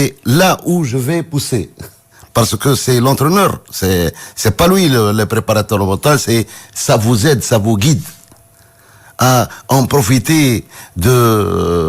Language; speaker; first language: French; non-native, local second language; Arabic